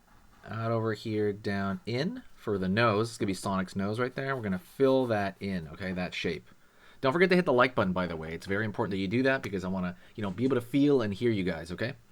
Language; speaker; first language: English; native; English